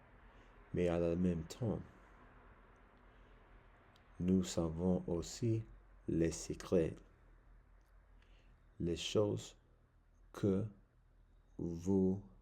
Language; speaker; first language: French; non-native, learner; English